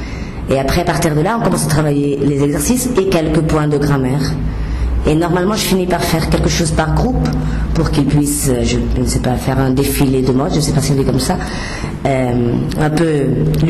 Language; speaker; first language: French; non-native, fluent; Spanish